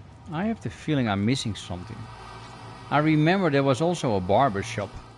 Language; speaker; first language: English; non-native, fluent; Dutch